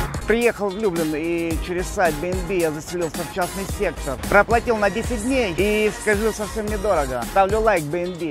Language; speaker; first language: Russian; native; Russian